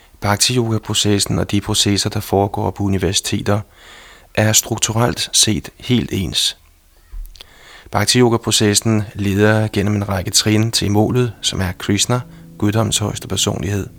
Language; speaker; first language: Danish; native; Danish